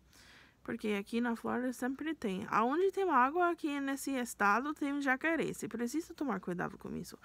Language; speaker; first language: Portuguese; non-native, learner; English